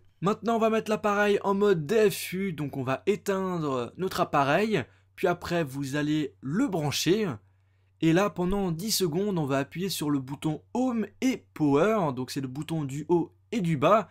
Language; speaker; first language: French; native; French